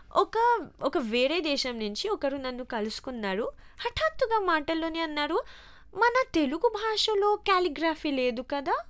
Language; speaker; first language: Telugu; early bilingual, heritage; Telugu